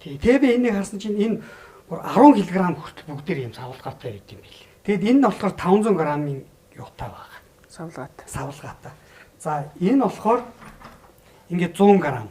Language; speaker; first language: Mongolian; native; Mongolian